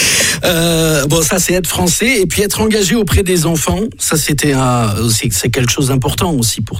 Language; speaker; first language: French; native; French